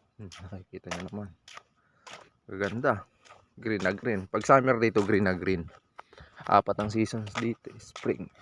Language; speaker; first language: Filipino; native; Filipino